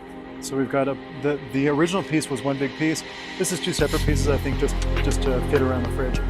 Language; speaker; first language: English; native; English